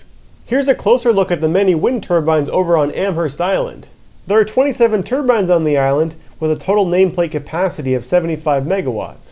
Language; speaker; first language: English; native; English